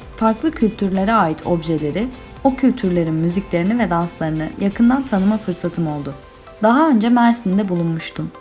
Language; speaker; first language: Turkish; non-native, fluent; Arabic